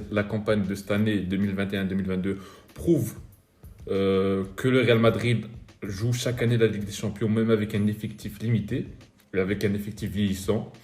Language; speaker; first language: French; native; French